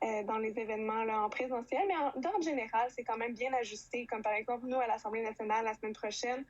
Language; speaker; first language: French; native; French